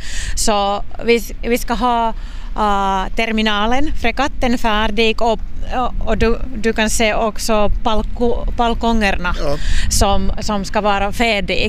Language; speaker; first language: Swedish; non-native, local second language; Finnish